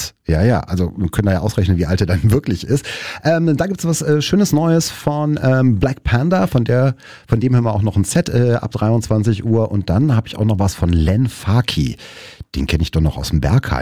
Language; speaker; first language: German; native; German